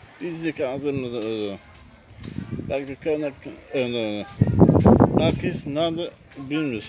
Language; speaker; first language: Turkish; non-native, learner; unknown